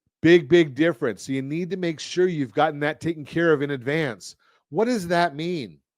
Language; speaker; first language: English; native; English